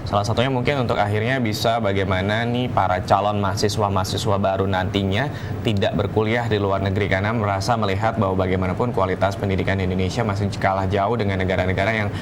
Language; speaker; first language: Indonesian; native; Indonesian